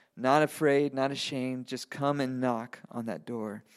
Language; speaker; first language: English; non-native, fluent; Spanish